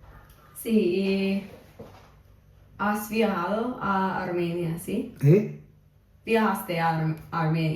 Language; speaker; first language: Spanish; non-native, fluent; English